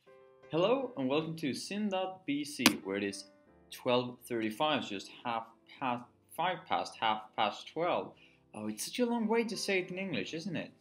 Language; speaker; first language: English; non-native, fluent; Swedish